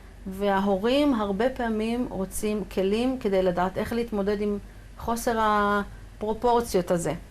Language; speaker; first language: Hebrew; native; Hebrew